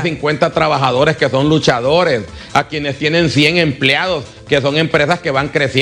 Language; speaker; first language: Spanish; native; Spanish